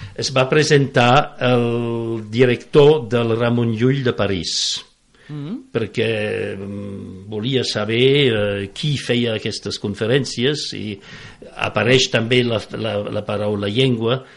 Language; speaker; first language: Catalan; non-native, fluent; French